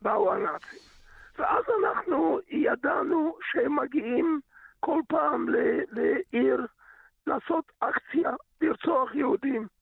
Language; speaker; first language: Hebrew; early bilingual, other home language; Yiddish